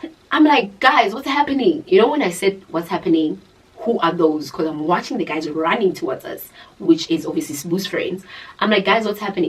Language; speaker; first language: English; non-native, local second language; Zulu